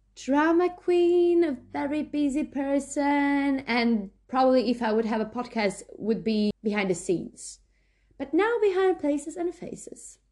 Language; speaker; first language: English; non-native, fluent; Slovenian